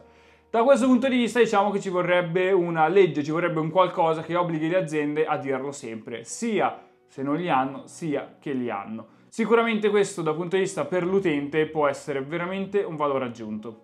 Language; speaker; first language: Italian; native; Italian